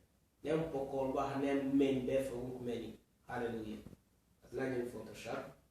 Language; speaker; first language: Hungarian; non-native, learner; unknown